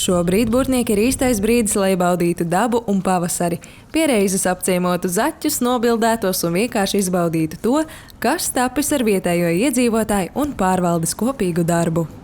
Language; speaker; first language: Latvian; native; Latvian